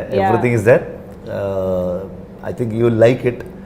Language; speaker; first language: Telugu; non-native, learner; Kannada